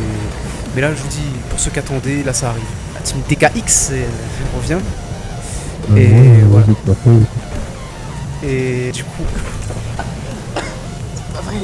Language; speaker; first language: French; native; French